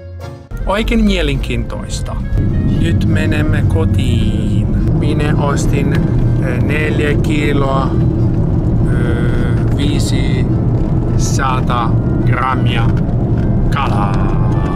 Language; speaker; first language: Finnish; non-native, learner; Italian